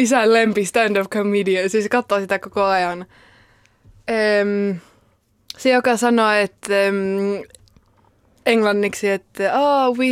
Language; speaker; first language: Finnish; early bilingual, heritage; Finnish